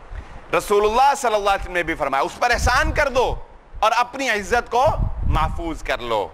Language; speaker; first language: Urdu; non-native, local second language; Punjabi